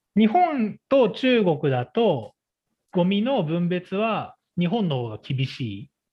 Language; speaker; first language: Japanese; native; Japanese